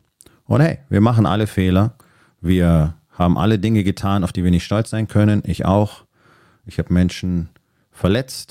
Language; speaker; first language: German; native; German